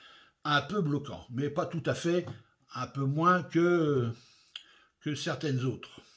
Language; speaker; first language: French; native; French